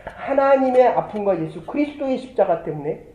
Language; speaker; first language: Korean; native; Korean